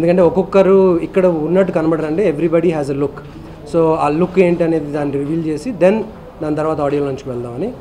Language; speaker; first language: Telugu; native; Telugu